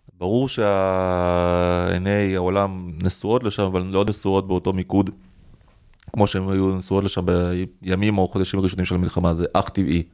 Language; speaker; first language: Hebrew; early bilingual, other home language; Russian